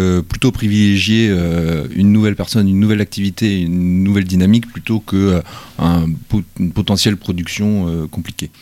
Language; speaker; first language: French; native; French